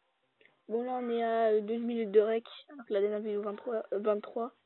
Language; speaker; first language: French; native; French